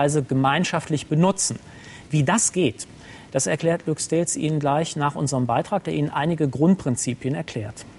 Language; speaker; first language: German; native; German